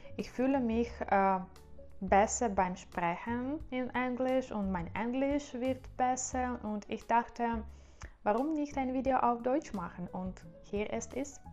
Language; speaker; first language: German; non-native, learner; Ukrainian